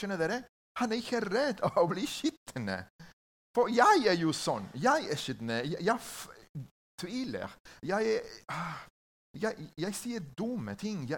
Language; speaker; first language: Norwegian; non-native, learner; Spanish